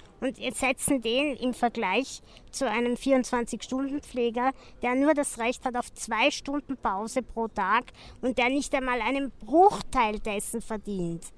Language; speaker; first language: German; native; German